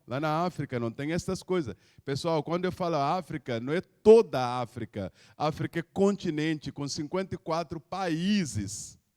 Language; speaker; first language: Portuguese; non-native, local second language; Upper Guinea Crioulo